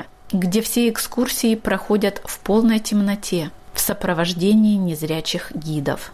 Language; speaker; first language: Russian; native; Russian